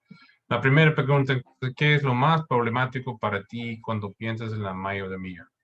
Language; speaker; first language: Spanish; non-native, fluent; English